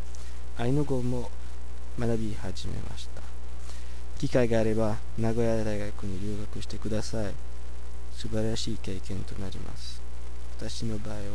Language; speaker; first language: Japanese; non-native, fluent; French